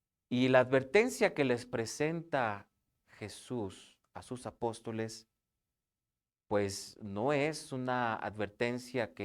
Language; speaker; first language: Spanish; native; Spanish